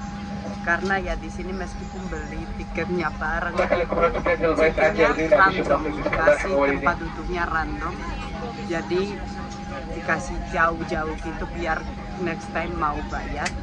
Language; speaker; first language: Indonesian; non-native, fluent; Spanish